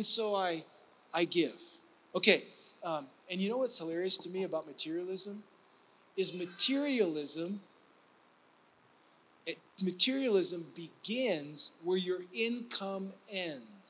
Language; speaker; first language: English; native; English